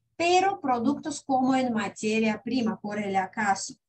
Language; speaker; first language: Spanish; non-native, fluent; Russian